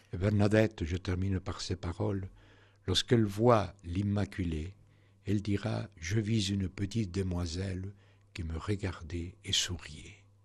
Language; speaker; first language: French; non-native, fluent; Spanish